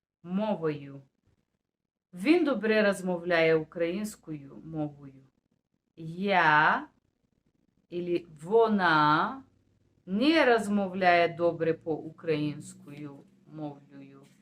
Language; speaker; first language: Russian; non-native, fluent; Bulgarian